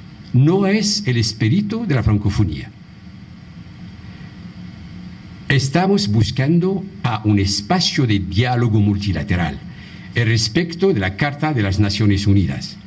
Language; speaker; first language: Spanish; non-native, fluent; Arabic